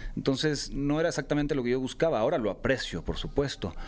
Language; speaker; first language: Spanish; native; Spanish